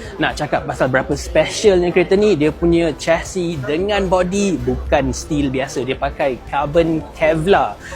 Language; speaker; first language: Malay; native; Malay